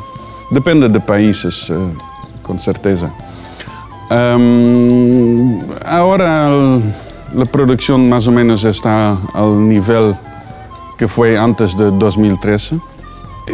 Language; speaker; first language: Spanish; non-native, learner; Dutch